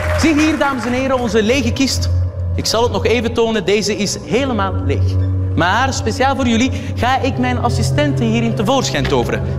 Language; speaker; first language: Dutch; native; Dutch